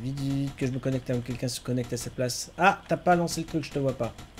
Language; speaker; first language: French; native; French